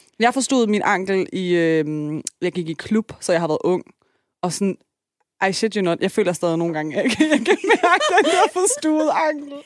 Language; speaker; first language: Danish; native; Danish